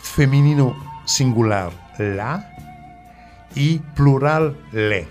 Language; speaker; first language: Spanish; non-native, fluent; French